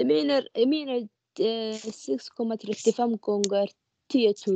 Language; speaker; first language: Swedish; non-native, learner; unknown